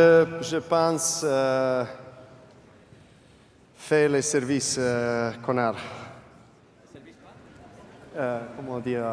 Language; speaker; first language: French; non-native, fluent; Serbian